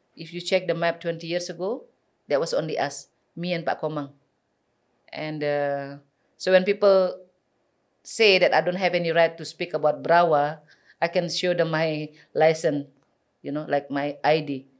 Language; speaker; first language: English; non-native, fluent; Balinese